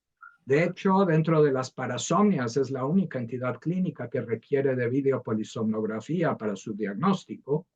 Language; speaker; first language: Spanish; native; Spanish